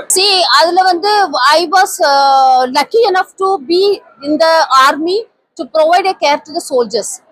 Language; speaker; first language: English; non-native, local second language; Tamil